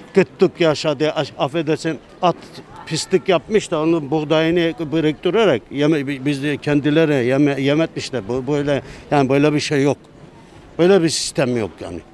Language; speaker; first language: Turkish; native; Turkish